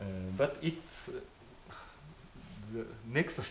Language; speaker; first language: English; non-native, fluent; Japanese